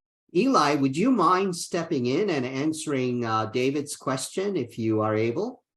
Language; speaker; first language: English; native; English